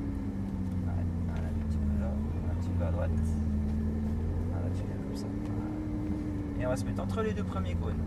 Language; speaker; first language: French; native; French